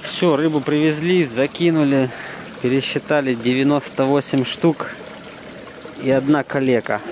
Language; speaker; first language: Russian; native; Russian